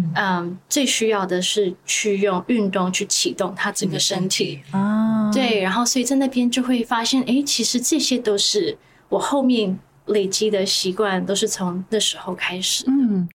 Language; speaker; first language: Chinese; early bilingual, other home language; Hebrew